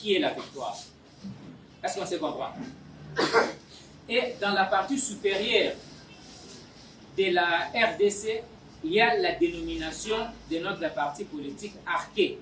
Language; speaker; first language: French; non-native, local second language; Lingala